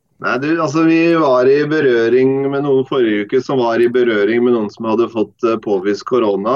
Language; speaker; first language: Norwegian; non-native, fluent; English